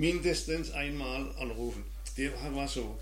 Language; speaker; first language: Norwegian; non-native, learner; German